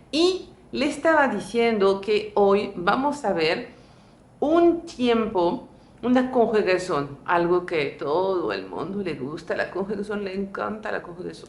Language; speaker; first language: Spanish; non-native, fluent; French